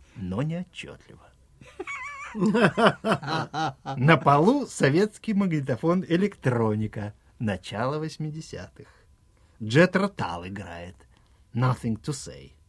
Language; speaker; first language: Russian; native; Russian